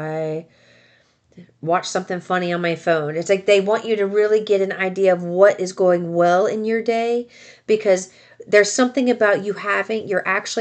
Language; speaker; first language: English; native; English